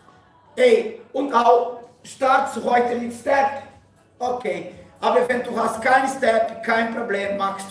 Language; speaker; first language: German; non-native, fluent; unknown